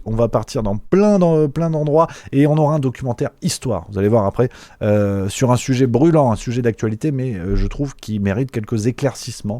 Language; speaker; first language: French; native; French